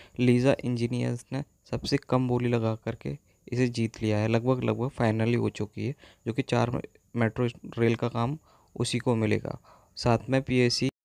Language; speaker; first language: Hindi; native; Hindi